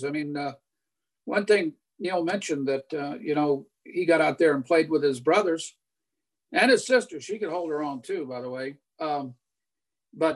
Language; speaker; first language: English; native; English